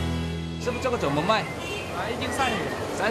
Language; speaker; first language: Chinese; non-native, learner; Korean